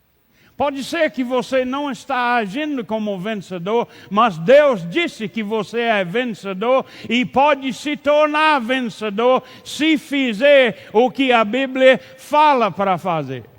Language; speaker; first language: Portuguese; non-native, learner; English